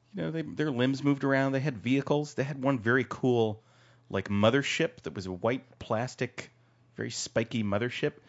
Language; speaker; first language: English; native; English